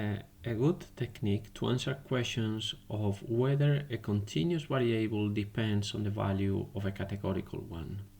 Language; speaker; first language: English; non-native, fluent; Spanish